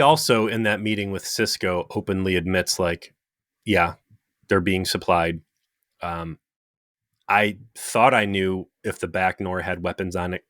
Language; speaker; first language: English; native; English